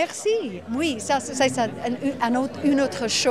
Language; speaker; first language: French; non-native, fluent; English